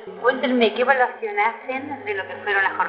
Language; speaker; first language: Spanish; native; Spanish